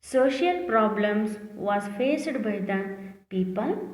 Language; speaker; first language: English; non-native, local second language; Kannada